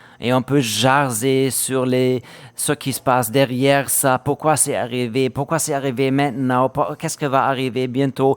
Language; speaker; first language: French; non-native, fluent; German